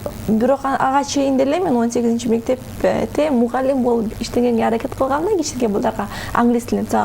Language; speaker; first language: Kyrgyz; non-native, local second language; Russian